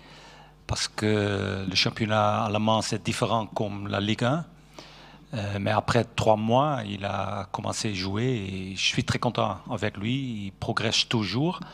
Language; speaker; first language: French; non-native, fluent; Dutch